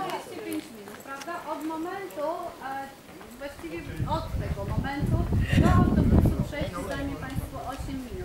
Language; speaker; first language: Polish; native; Polish